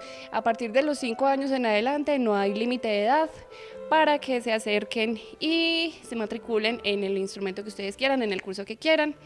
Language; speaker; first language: Spanish; native; Spanish